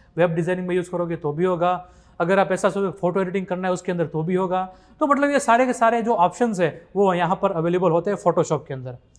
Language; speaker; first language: Hindi; non-native, local second language; Gujarati